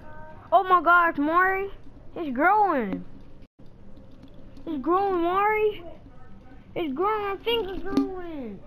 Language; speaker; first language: English; native; English